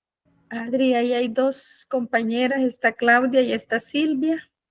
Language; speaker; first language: Spanish; native; Spanish